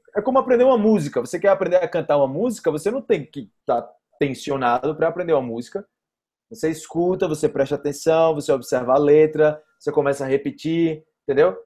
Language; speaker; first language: Portuguese; native; Portuguese